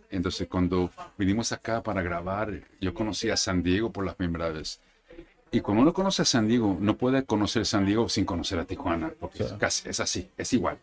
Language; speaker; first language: Spanish; early bilingual, heritage; Spanish